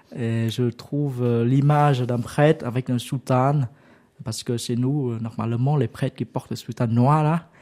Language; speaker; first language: French; non-native, fluent; Vietnamese